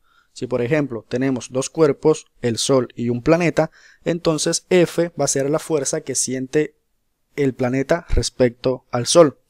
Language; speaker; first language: Spanish; native; Spanish